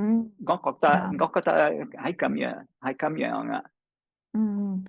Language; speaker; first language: Chinese; non-native, fluent; English